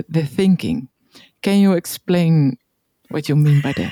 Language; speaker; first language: English; non-native, fluent; Dutch